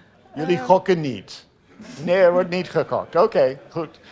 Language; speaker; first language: Dutch; non-native, fluent; English